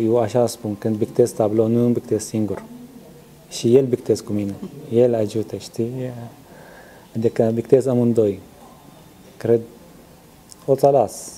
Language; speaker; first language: Romanian; non-native, learner; Arabic